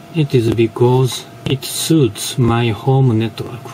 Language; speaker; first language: English; non-native, learner; Japanese